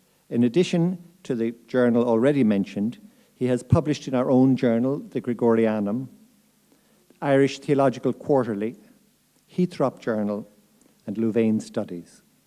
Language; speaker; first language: English; native; English